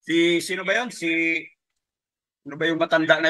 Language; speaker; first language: Filipino; native; Filipino